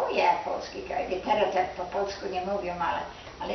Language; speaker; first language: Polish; early bilingual, heritage; Polish